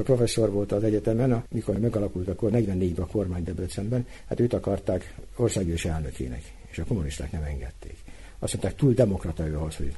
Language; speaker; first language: Hungarian; native; Hungarian